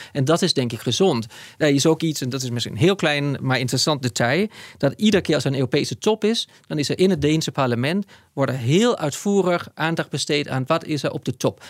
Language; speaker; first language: Dutch; non-native, fluent; Danish